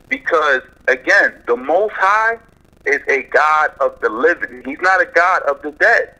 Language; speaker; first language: English; native; English